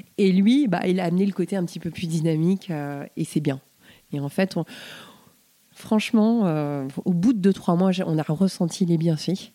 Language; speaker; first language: French; native; French